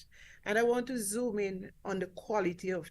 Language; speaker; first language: English; native; English